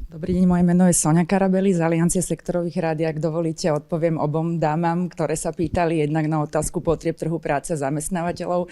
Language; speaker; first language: Slovak; native; Slovak